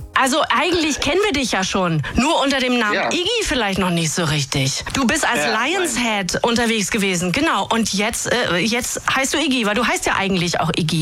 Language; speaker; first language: German; native; German